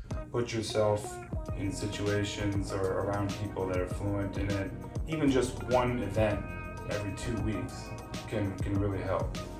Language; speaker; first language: English; native; English